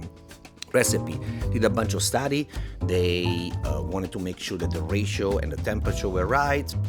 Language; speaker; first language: English; non-native, fluent; Italian